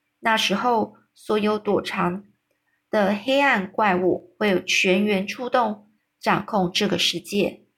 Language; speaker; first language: Chinese; native; Chinese